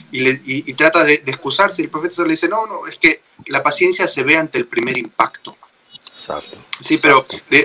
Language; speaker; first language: Spanish; native; Spanish